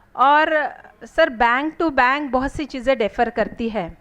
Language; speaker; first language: Hindi; non-native, local second language; Marathi